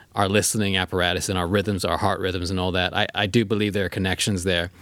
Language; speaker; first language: English; native; English